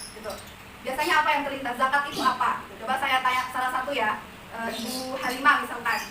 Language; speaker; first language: Indonesian; non-native, local second language; Madurese